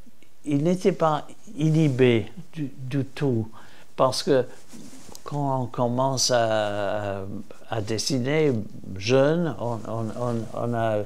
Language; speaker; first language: French; non-native, fluent; English